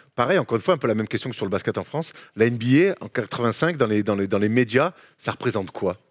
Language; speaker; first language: French; native; French